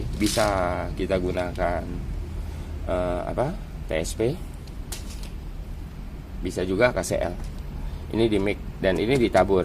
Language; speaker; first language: Indonesian; native; Indonesian